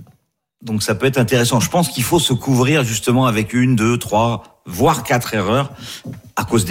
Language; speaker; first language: French; native; French